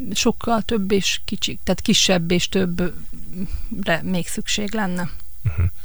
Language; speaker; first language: Hungarian; native; Hungarian